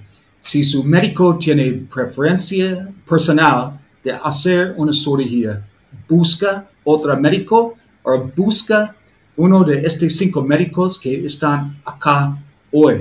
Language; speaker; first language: Spanish; non-native, learner; English